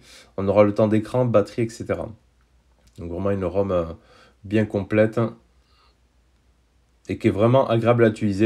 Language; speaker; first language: French; native; French